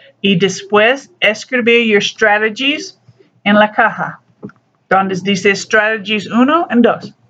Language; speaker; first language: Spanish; non-native, learner; English